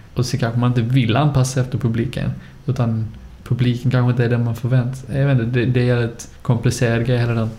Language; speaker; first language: Swedish; native; Swedish